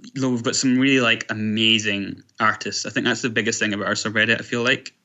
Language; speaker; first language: English; native; English